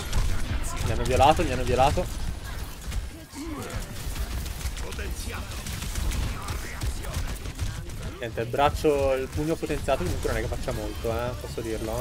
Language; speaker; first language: Italian; native; Italian